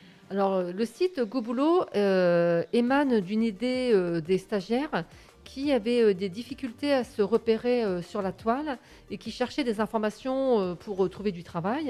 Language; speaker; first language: French; native; French